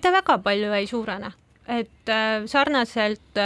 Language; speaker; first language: Estonian; native; Estonian